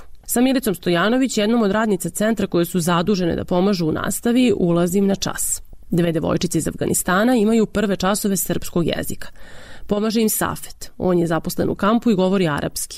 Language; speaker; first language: Serbian; native; Serbian